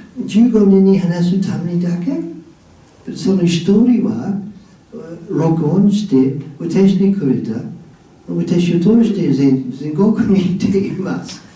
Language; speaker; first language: Japanese; non-native, fluent; English